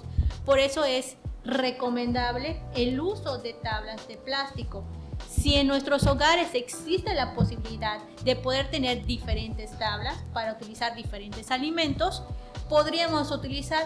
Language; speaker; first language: Spanish; native; Spanish